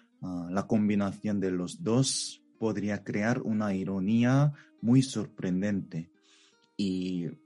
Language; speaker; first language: Spanish; non-native, fluent; Korean